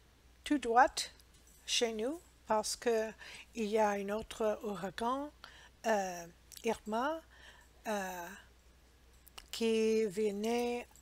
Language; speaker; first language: French; non-native, learner; English